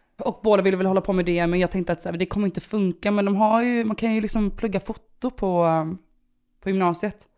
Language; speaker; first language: Swedish; early bilingual, other home language; Romanian